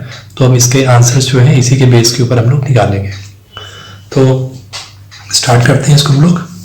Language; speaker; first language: Hindi; native; Hindi